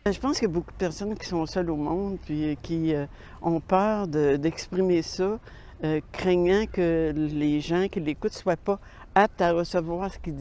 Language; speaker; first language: French; native; French